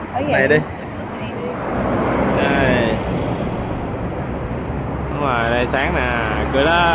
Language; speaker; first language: Vietnamese; native; Vietnamese